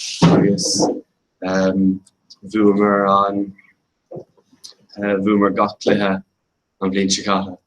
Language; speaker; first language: Irish; non-native, local second language; English